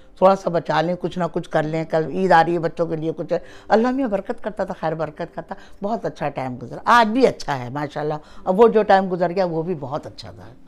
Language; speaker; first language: Urdu; early bilingual, heritage; Urdu